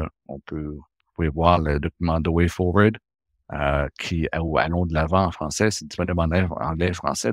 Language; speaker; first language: French; native; French